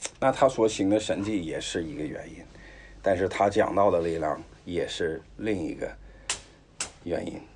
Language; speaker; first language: Chinese; non-native, fluent; English